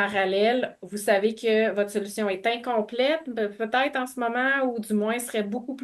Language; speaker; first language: French; native; French